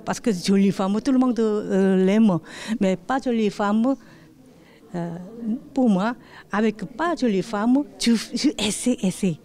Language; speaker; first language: French; non-native, learner; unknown